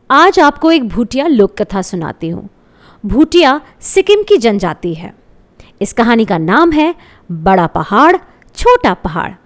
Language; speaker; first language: Hindi; non-native, local second language; Bangla